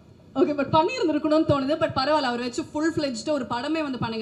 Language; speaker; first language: Tamil; native; Tamil